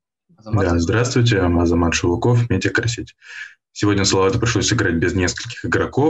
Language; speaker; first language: Russian; native; Russian